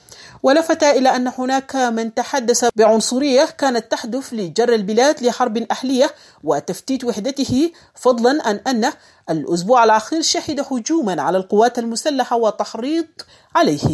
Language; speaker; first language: Arabic; native; Arabic